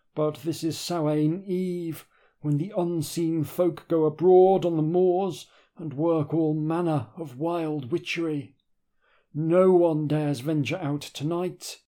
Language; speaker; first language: English; native; English